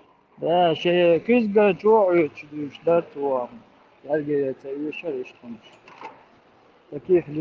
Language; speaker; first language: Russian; non-native, local second language; Chechen